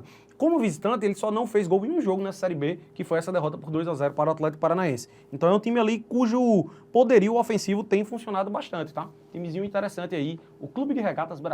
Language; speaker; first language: Portuguese; native; Portuguese